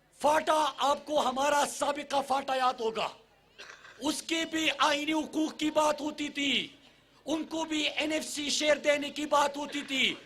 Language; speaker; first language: Urdu; non-native, local second language; Pashto